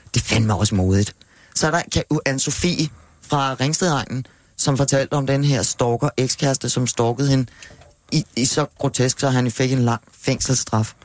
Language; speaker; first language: Danish; native; Danish